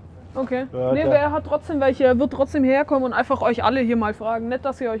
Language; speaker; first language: German; native; German